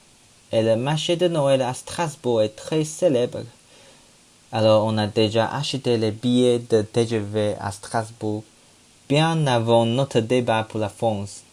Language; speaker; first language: French; non-native, learner; Chinese